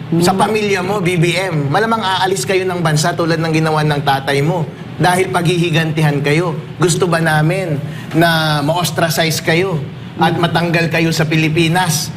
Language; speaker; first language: Filipino; non-native, local second language; Iloko